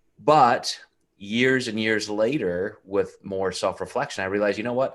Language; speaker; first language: English; native; English